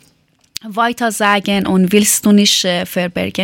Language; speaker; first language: German; non-native, learner; Persian